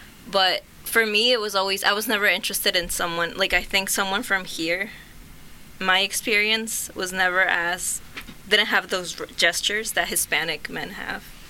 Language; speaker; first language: English; early bilingual, other home language; Spanish